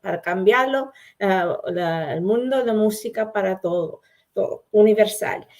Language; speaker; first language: Spanish; non-native, learner; English